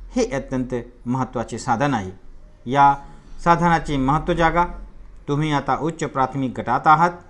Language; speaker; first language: Marathi; non-native, local second language; Hindi